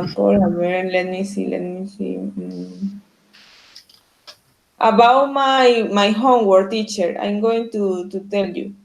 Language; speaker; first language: English; non-native, learner; Spanish